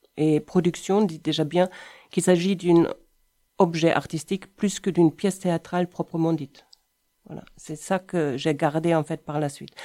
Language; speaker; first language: French; non-native, fluent; German